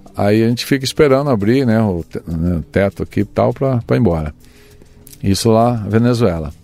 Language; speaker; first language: Portuguese; native; Portuguese